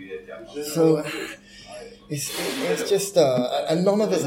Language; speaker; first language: English; native; English